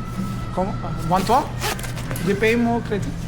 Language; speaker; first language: French; non-native, learner; Filipino